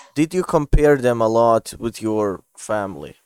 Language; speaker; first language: English; non-native, fluent; Bosnian